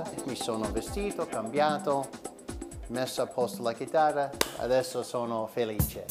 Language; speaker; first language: Italian; early bilingual, heritage; Italian